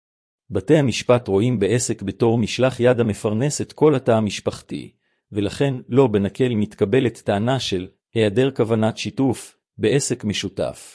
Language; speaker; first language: Hebrew; native; Hebrew